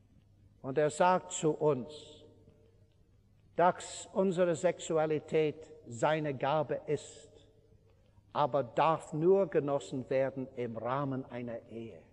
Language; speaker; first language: German; non-native, fluent; English